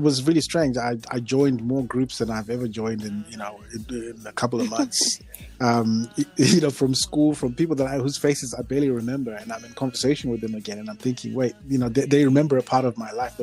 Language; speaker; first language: English; non-native, local second language; Shona